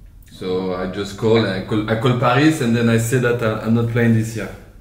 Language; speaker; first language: English; non-native, fluent; French